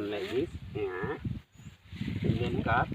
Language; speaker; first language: English; non-native, learner; Indonesian